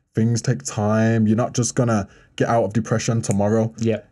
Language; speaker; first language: English; native; English